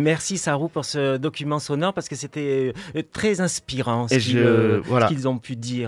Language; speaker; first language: French; native; French